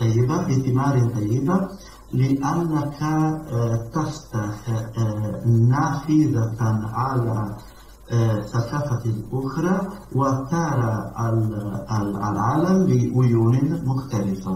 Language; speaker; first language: Arabic; non-native, learner; Italian